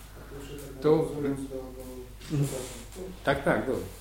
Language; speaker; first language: Polish; non-native, learner; Ukrainian